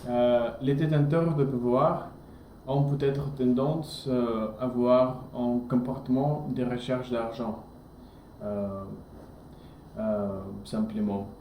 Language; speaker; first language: French; non-native, learner; English